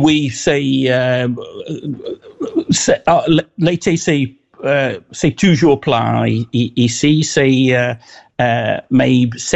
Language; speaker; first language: French; non-native, fluent; English